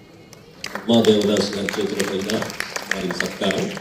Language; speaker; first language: Telugu; native; Telugu